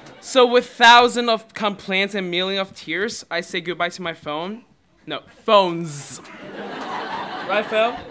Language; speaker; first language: English; non-native, fluent; Chinese